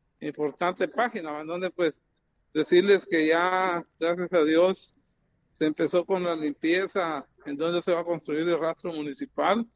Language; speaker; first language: Spanish; native; Spanish